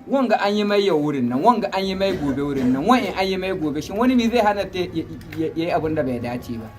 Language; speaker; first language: Hausa; non-native, local second language; Fula